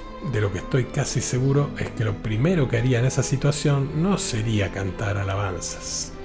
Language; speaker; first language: Spanish; native; Spanish